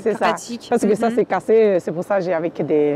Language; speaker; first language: French; non-native, learner; Chinese